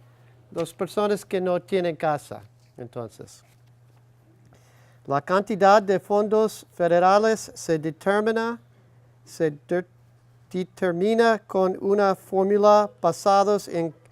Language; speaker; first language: Spanish; non-native, learner; English